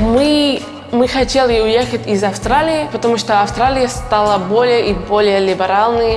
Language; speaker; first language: Russian; non-native, learner; English